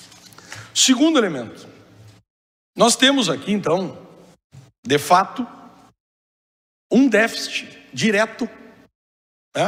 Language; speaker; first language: Portuguese; native; Portuguese